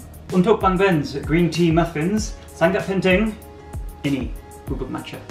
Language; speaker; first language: Indonesian; non-native, fluent; English